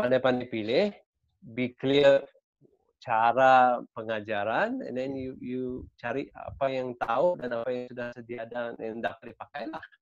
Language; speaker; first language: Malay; non-native, local second language; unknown